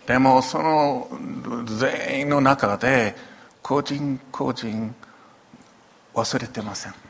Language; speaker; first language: Japanese; non-native, local second language; English